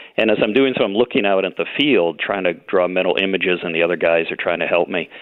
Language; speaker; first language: English; native; English